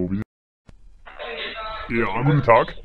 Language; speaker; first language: German; native; German